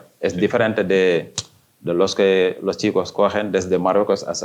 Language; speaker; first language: Spanish; non-native, fluent; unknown